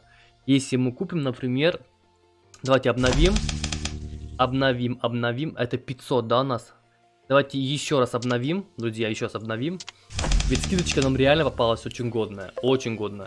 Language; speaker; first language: Russian; native; Russian